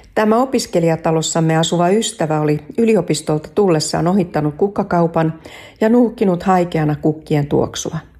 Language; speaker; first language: Finnish; native; Finnish